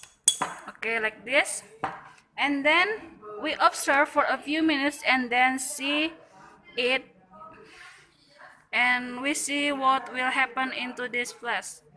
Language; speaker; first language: English; non-native, learner; Indonesian